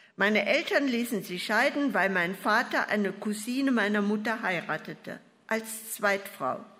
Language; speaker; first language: German; native; German